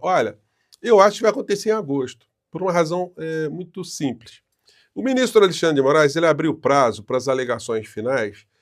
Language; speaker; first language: Portuguese; native; Portuguese